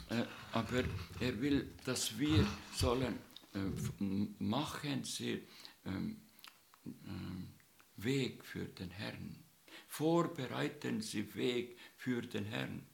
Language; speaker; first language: German; non-native, fluent; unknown